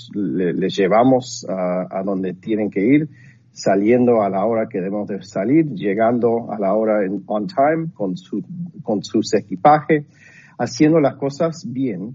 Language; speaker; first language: Spanish; non-native, fluent; English